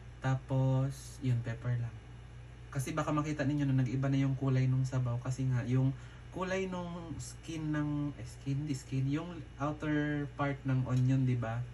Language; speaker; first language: Filipino; non-native, local second language; Iloko